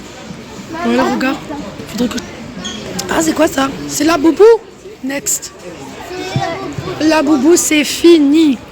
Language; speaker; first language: French; native; French